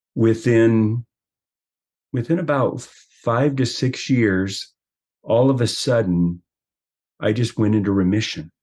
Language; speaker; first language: English; native; English